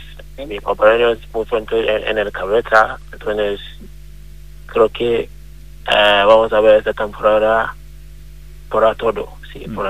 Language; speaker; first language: Spanish; non-native, learner; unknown